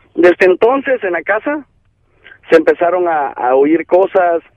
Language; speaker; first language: Spanish; native; Spanish